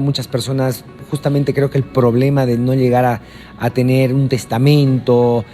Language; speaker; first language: Spanish; native; Spanish